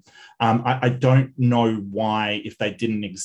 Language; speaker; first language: English; native; English